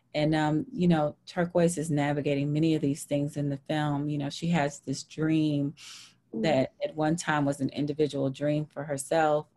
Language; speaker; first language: English; native; English